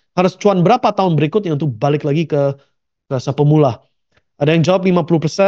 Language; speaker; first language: Indonesian; early bilingual, heritage; Indonesian